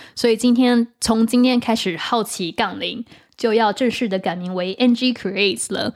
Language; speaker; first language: Chinese; native; Chinese